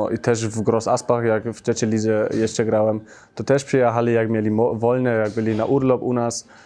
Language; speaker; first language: Polish; early bilingual, heritage; Polish